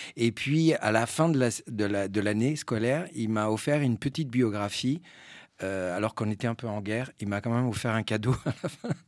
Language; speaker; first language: French; early bilingual, other home language; Spanish